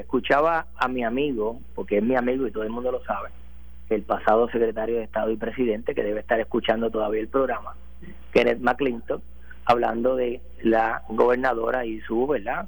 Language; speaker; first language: Spanish; native; Spanish